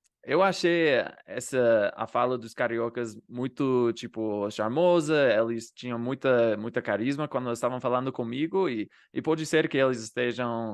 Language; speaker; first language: Portuguese; non-native, fluent; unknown